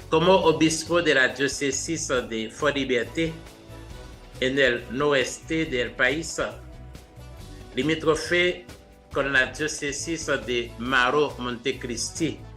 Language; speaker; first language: Spanish; non-native, fluent; Haitian Creole